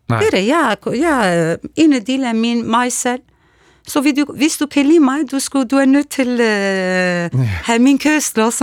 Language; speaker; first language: Danish; non-native, learner; Kurdish